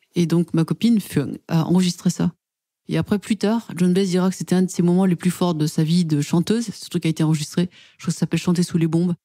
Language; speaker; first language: French; native; French